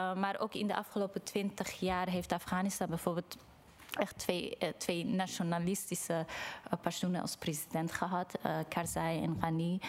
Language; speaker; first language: Dutch; non-native, fluent; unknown